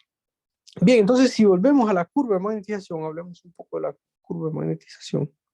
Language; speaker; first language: Spanish; native; Spanish